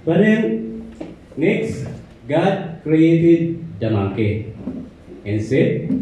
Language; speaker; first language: English; non-native, local second language; Filipino